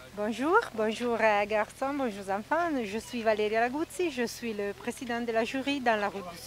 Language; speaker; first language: French; non-native, fluent; Italian